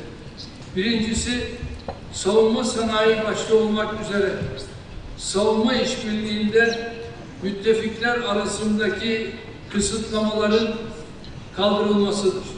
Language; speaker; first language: Turkish; native; Turkish